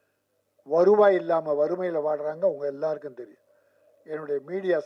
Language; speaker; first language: Tamil; native; Tamil